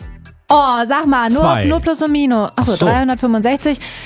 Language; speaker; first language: German; native; German